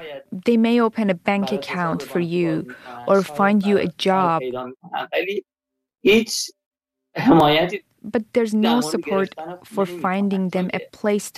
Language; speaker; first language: English; non-native, fluent; Persian